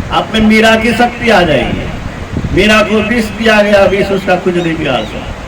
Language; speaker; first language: Hindi; native; Hindi